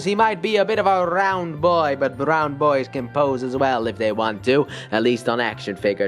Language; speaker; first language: English; native; English